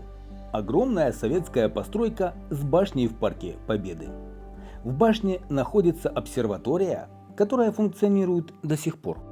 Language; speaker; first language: Russian; native; Russian